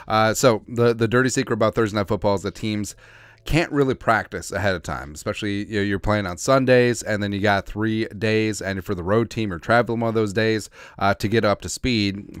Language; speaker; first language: English; native; English